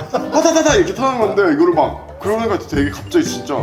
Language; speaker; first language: Korean; native; Korean